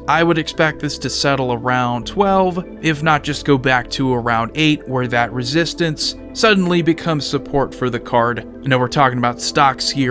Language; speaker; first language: English; native; English